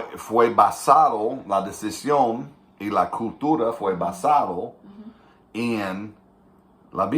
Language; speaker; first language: Spanish; non-native, fluent; English